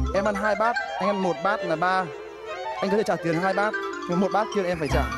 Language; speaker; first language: Vietnamese; native; Vietnamese